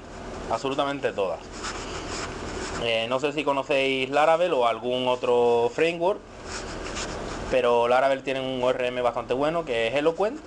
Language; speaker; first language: Spanish; native; Spanish